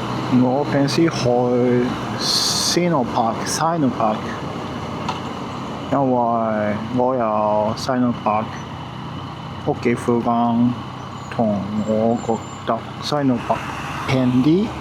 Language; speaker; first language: Chinese; non-native, learner; Japanese